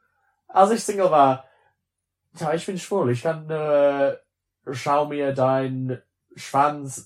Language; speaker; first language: German; non-native, learner; English